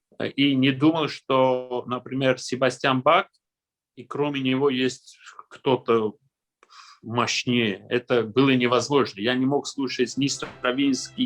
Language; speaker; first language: Russian; non-native, local second language; Armenian